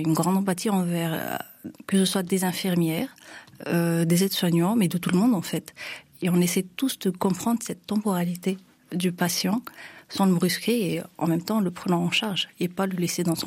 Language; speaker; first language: French; non-native, local second language; Malagasy